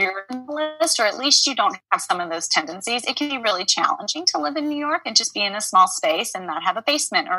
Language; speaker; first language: English; native; English